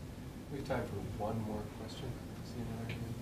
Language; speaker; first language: English; native; English